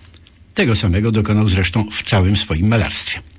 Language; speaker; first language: Polish; native; Polish